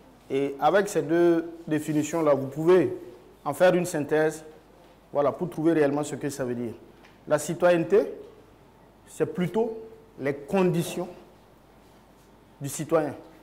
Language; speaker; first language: French; non-native, local second language; Mossi